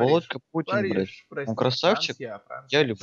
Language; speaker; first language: Russian; native; Russian